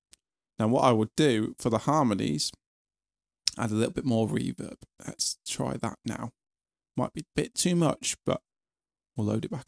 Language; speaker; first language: English; native; English